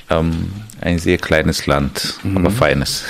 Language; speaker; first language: German; non-native, fluent; Armenian